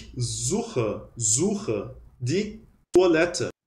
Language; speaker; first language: German; non-native, fluent; Portuguese